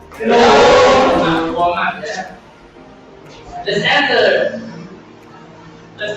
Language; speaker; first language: English; non-native, fluent; Thai